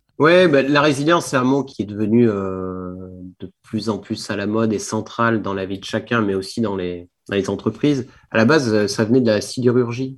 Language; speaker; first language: French; native; French